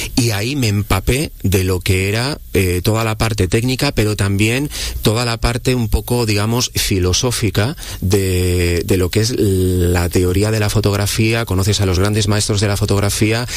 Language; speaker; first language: Spanish; native; Spanish